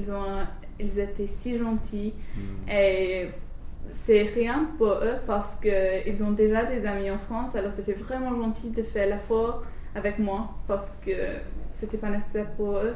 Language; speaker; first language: French; non-native, learner; English